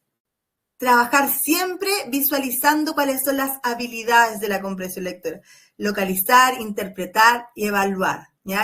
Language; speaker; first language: Spanish; native; Spanish